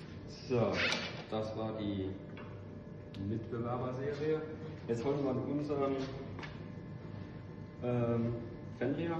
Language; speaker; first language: German; native; German